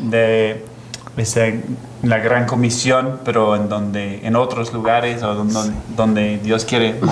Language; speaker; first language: Spanish; non-native, fluent; English